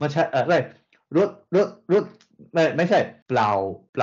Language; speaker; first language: Thai; non-native, learner; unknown